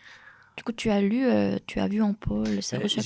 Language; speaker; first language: French; non-native, fluent; Korean